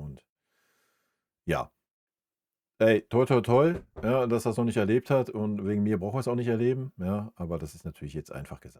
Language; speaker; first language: German; native; German